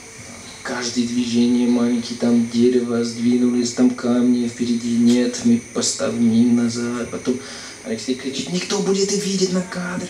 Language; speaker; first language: Russian; non-native, fluent; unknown